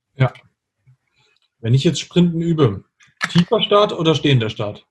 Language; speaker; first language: German; native; German